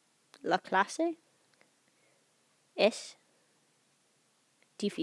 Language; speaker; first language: Spanish; non-native, fluent; English